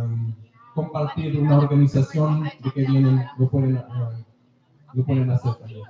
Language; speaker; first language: Spanish; non-native, learner; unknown